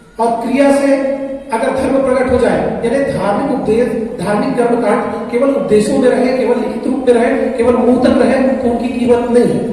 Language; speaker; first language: Hindi; native; Hindi